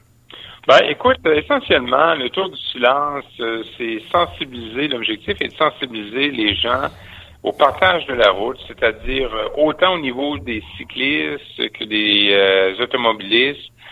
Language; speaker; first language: French; native; French